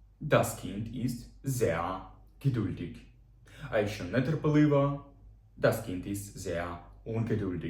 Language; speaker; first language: German; non-native, fluent; Ukrainian